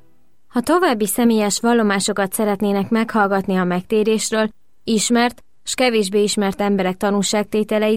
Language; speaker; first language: Hungarian; native; Hungarian